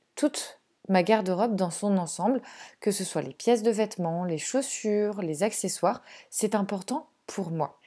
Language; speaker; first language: French; native; French